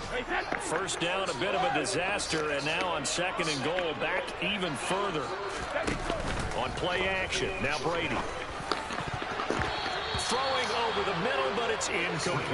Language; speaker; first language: English; native; English